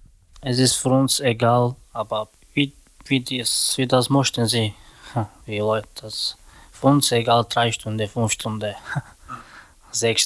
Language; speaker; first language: German; non-native, learner; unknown